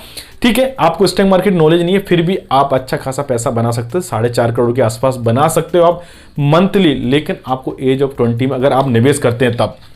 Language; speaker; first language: Hindi; native; Hindi